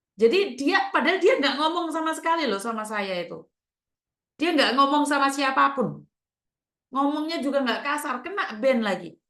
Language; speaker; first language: Indonesian; native; Indonesian